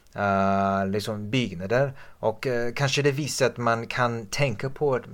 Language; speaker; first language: Swedish; non-native, fluent; English